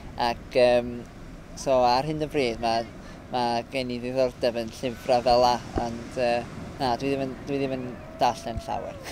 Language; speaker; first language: Welsh; non-native, fluent; English